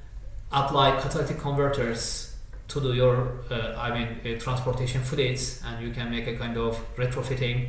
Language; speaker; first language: English; non-native, fluent; Turkish